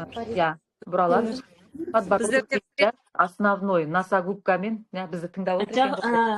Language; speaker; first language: Kazakh; native; Kazakh